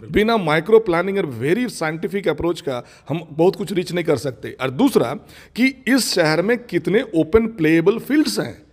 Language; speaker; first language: Hindi; non-native, local second language; Bangla